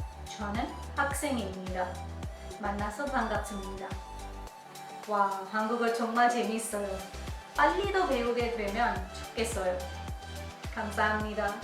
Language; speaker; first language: Korean; non-native, fluent; Hindi